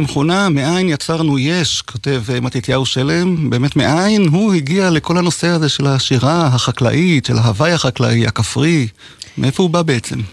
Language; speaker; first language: Hebrew; native; Hebrew